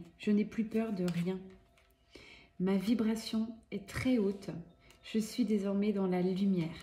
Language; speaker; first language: French; native; French